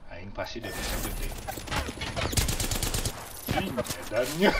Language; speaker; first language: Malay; non-native, local second language; Sundanese